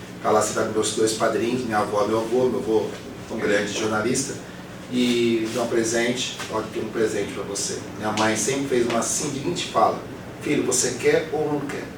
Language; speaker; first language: Portuguese; native; Portuguese